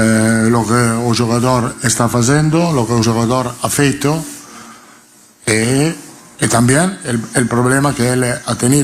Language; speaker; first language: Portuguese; non-native, learner; Italian